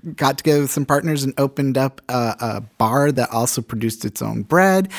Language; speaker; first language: English; native; English